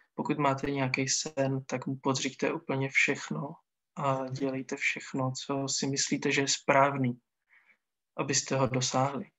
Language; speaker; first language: Czech; non-native, local second language; Romany